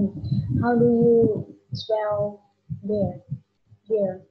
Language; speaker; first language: English; non-native, learner; Vietnamese